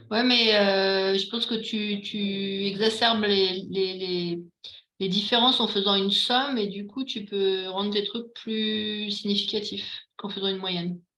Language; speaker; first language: French; native; French